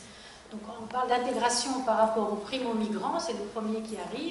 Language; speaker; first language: French; native; French